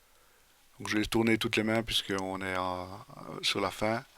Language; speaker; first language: French; native; French